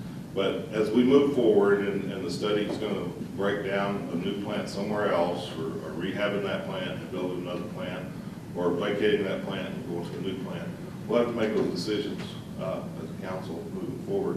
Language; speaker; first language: English; native; English